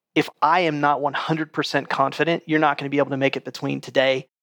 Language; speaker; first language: English; native; English